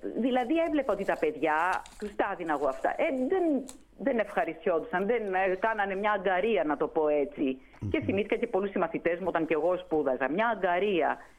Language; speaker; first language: Greek; native; Greek